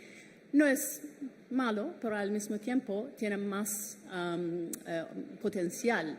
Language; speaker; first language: Spanish; non-native, fluent; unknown